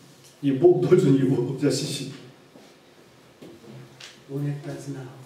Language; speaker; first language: Russian; non-native, fluent; Korean